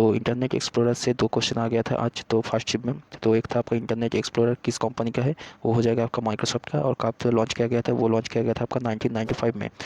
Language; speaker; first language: Hindi; native; Hindi